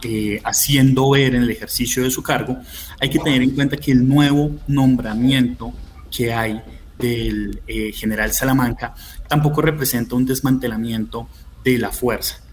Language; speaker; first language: Spanish; native; Spanish